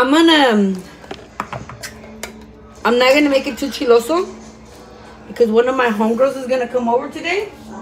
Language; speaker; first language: English; early bilingual, other home language; Spanish